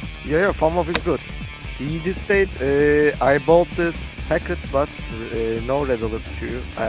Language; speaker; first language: English; non-native, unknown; Turkish